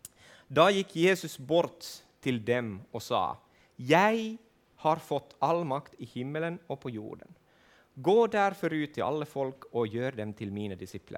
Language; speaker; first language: Swedish; non-native, fluent; Finnish